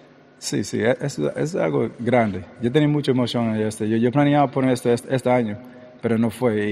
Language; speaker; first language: Spanish; early bilingual, heritage; English